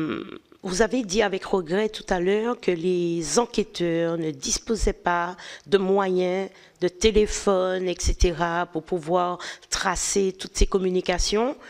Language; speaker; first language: French; native; French